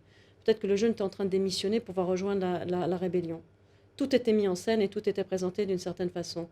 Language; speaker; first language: French; native; French